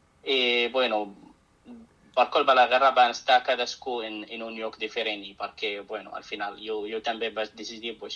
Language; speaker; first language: Catalan; non-native, fluent; Arabic